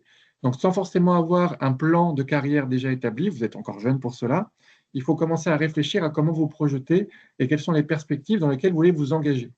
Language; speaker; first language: French; native; French